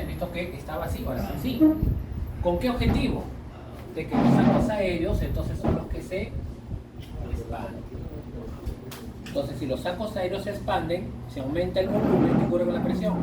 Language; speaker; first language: Spanish; native; Spanish